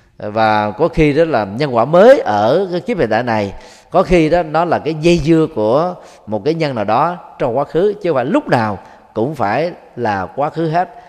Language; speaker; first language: Vietnamese; native; Vietnamese